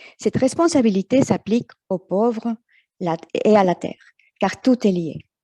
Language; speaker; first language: French; non-native, fluent; Spanish